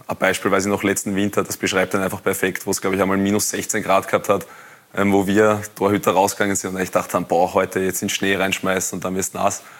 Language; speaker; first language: German; native; German